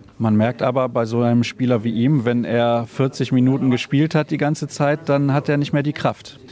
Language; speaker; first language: German; native; German